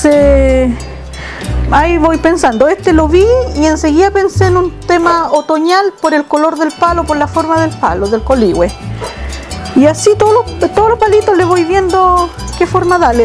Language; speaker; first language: Spanish; native; Spanish